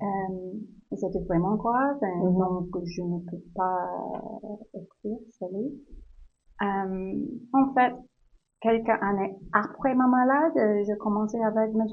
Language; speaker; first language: French; non-native, learner; English